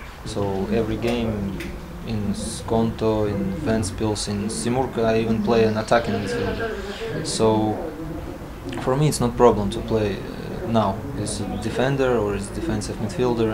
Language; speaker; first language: English; non-native, learner; Latvian